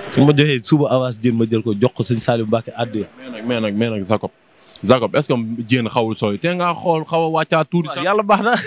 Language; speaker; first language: Wolof; native; Wolof